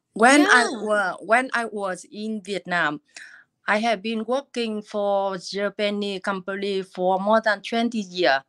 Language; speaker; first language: English; non-native, learner; Vietnamese